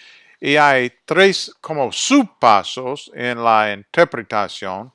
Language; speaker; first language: Spanish; non-native, fluent; English